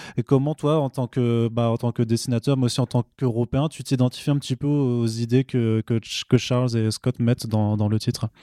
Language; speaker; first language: French; native; French